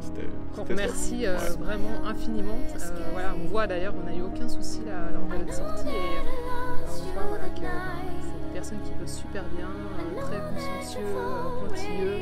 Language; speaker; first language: French; native; French